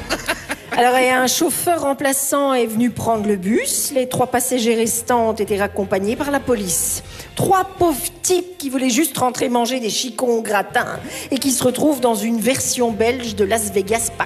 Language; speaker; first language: French; native; French